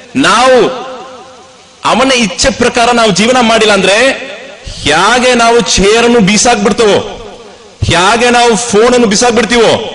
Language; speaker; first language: Kannada; non-native, local second language; Tamil